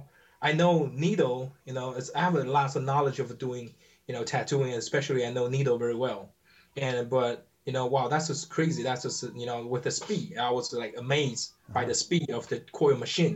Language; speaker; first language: English; non-native, learner; Chinese